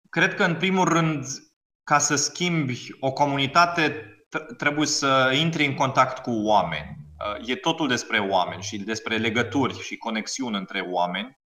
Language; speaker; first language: Romanian; non-native, fluent; German